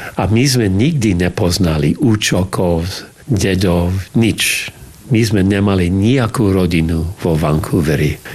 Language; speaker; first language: Slovak; early bilingual, heritage; English